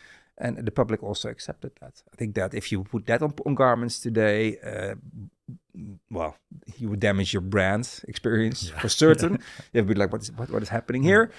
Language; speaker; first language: English; non-native, fluent; Dutch